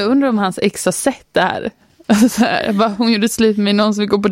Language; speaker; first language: Swedish; native; Swedish